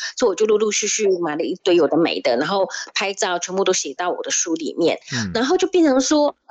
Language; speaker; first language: Chinese; native; Chinese